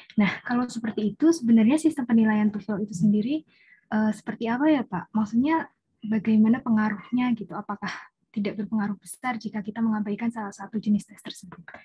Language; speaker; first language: Indonesian; native; Indonesian